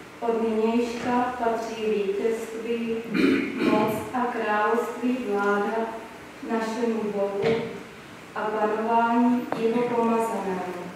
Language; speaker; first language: Czech; native; Czech